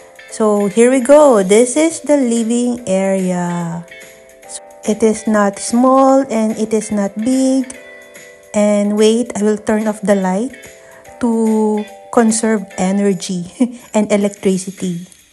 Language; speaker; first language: English; non-native, local second language; Filipino